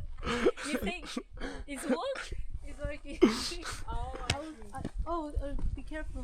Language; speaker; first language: English; non-native, learner; Korean